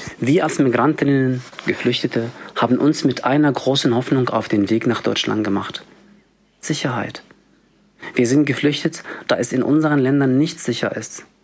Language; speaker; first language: German; non-native, fluent; Arabic